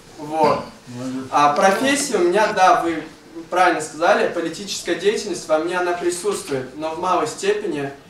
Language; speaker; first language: Russian; native; Russian